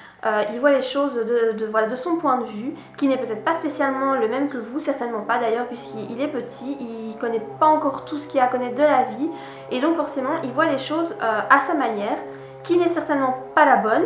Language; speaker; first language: French; native; French